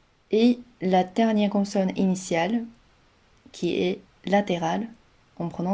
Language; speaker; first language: French; non-native, fluent; Chinese